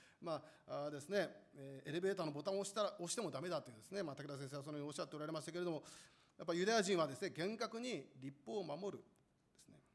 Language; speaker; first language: Japanese; non-native, fluent; Korean